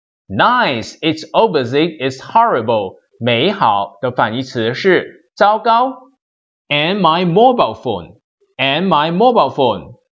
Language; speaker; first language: English; non-native, local second language; Chinese